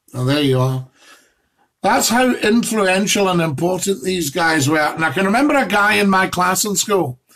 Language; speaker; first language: English; native; English